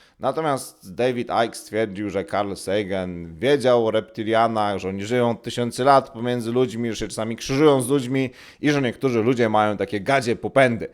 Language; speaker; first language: Polish; native; Polish